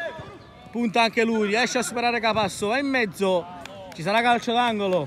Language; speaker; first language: Italian; native; Italian